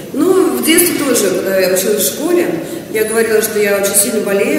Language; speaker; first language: Russian; native; Russian